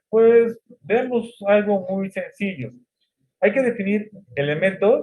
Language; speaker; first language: Spanish; native; Spanish